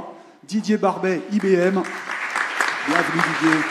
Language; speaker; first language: French; native; French